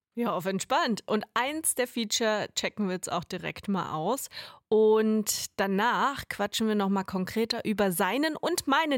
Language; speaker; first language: German; native; German